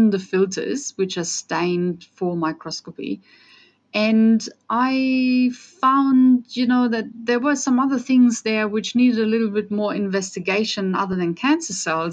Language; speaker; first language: English; non-native, fluent; German